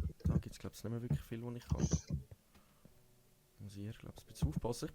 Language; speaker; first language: German; native; German